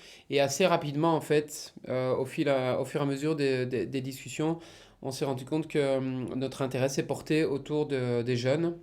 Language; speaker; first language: French; native; French